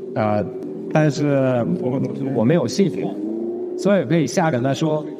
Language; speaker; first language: Chinese; non-native, fluent; Russian